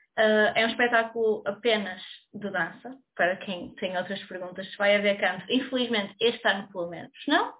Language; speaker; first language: Portuguese; native; Portuguese